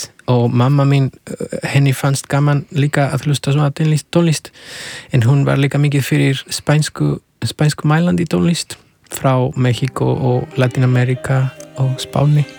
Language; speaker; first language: Icelandic; non-native, fluent; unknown